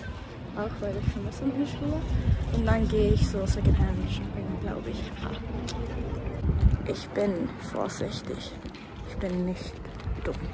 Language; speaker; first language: German; non-native, learner; Swedish